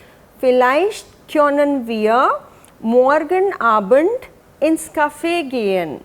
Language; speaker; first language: German; non-native, fluent; Hindi